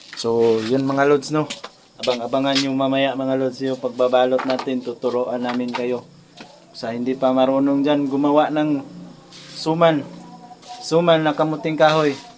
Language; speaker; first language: Filipino; non-native, local second language; Cebuano